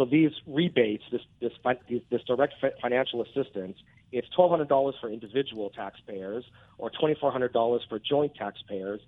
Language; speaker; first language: English; native; English